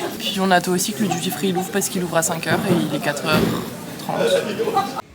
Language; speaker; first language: French; native; French